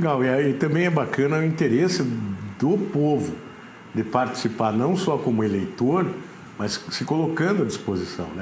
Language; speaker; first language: Portuguese; native; Portuguese